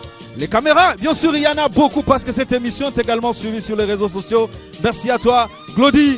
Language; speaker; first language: French; non-native, local second language; Lingala